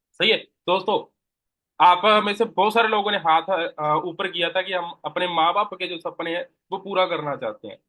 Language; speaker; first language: Hindi; non-native, local second language; Punjabi